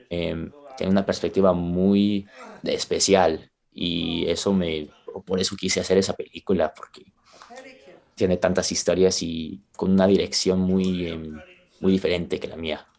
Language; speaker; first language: Spanish; early bilingual, heritage; Spanish